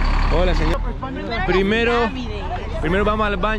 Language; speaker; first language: Spanish; non-native, learner; Greek